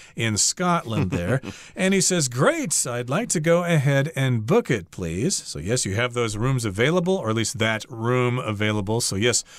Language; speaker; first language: English; native; English